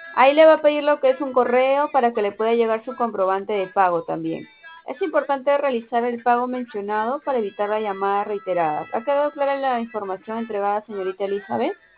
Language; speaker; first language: Spanish; native; Spanish